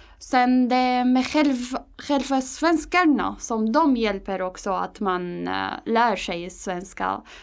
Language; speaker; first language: Swedish; non-native, fluent; Arabic